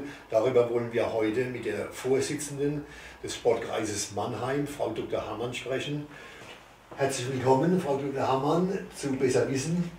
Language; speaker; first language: German; native; German